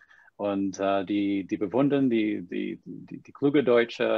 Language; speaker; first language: German; non-native, fluent; English